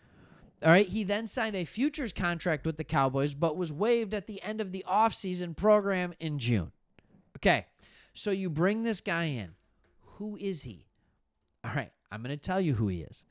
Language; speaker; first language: English; native; English